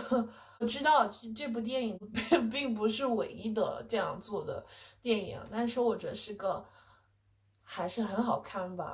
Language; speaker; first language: Chinese; non-native, fluent; English